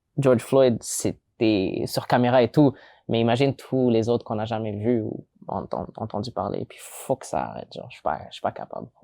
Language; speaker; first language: French; early bilingual, other home language; English